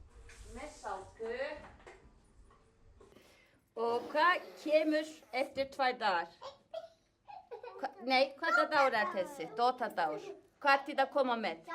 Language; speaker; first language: Icelandic; non-native, fluent; Turkish